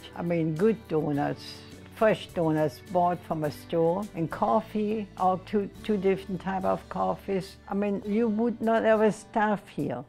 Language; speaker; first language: English; non-native, fluent; German